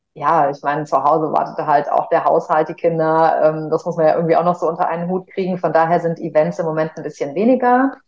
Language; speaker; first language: German; native; German